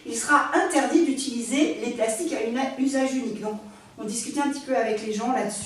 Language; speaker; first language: French; native; French